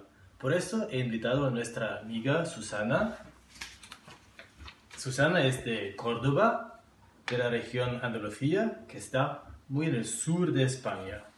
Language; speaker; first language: Spanish; non-native, fluent; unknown